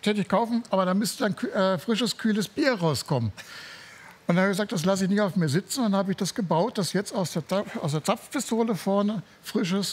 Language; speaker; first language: German; native; German